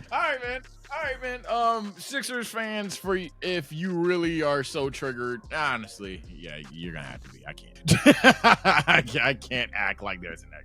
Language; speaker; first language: English; native; English